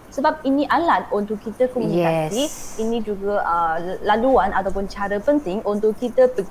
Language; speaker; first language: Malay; non-native, fluent; Chinese